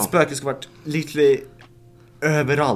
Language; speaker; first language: Swedish; early bilingual, other home language; Lithuanian